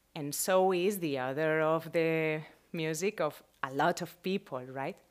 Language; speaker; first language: English; non-native, learner; Spanish